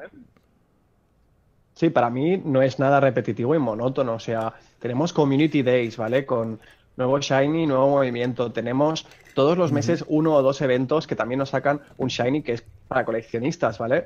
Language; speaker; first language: Spanish; native; Spanish